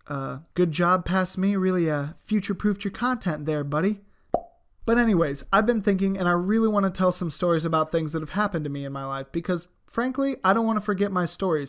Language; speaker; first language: English; native; English